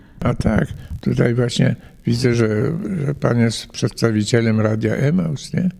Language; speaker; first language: Polish; native; Polish